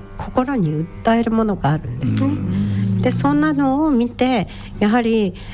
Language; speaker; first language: Japanese; native; Japanese